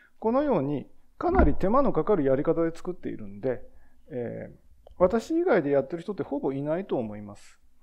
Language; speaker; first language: Japanese; native; Japanese